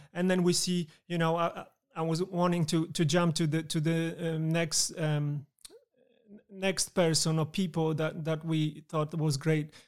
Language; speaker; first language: English; non-native, fluent; Polish